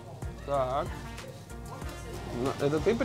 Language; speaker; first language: Russian; native; Russian